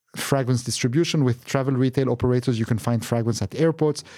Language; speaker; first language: English; non-native, fluent; Arabic